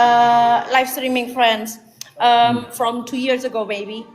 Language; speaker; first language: English; non-native, learner; Indonesian